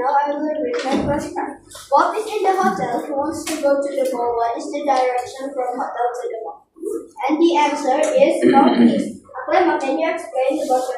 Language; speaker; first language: English; non-native, learner; Indonesian